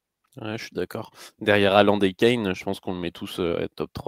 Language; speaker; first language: French; native; French